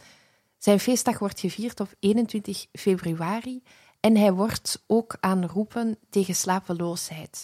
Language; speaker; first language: Dutch; native; Dutch